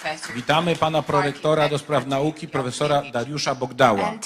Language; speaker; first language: Polish; native; Polish